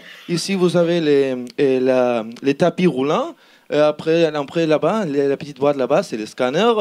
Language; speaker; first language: French; non-native, learner; Spanish